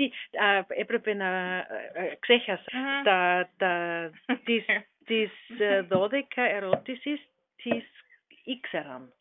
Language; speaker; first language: Greek; non-native, learner; German